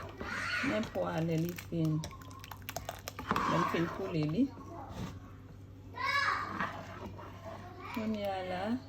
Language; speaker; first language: French; non-native, learner; Haitian Creole